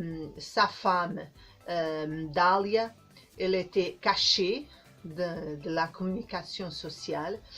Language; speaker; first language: French; non-native, learner; Portuguese